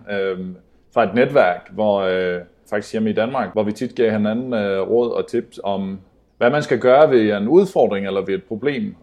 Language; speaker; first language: Danish; native; Danish